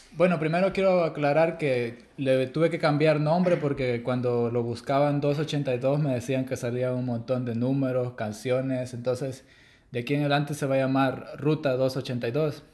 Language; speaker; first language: Spanish; native; Spanish